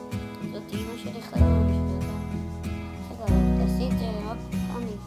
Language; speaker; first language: Hebrew; native; Hebrew